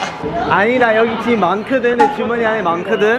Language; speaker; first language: Korean; early bilingual, heritage; Korean